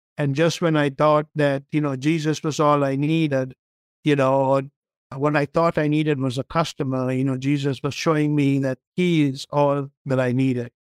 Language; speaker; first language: English; non-native, local second language; Tamil